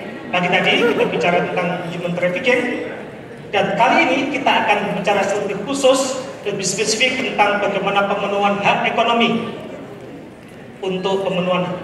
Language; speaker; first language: Indonesian; native; Indonesian